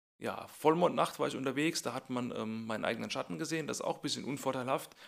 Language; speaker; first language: German; native; German